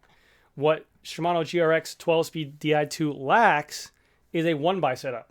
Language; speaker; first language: English; native; English